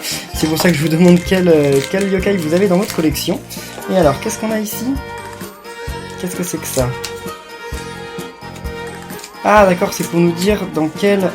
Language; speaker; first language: French; native; French